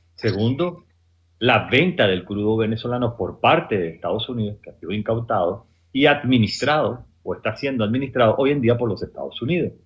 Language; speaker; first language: Spanish; native; Spanish